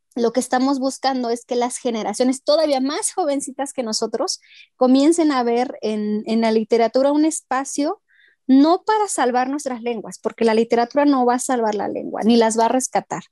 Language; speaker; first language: Spanish; non-native, local second language; Mixtepec Mixtec